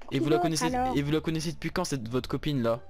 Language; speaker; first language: French; native; French